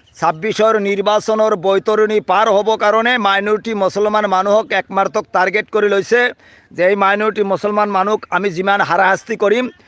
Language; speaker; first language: Assamese; non-native, local second language; Bangla